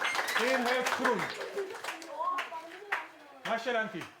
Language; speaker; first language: Dutch; non-native, local second language; Papiamento